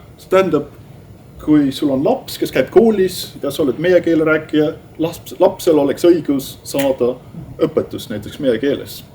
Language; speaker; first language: Estonian; non-native, fluent; Dutch